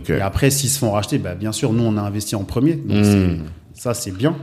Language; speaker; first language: French; native; French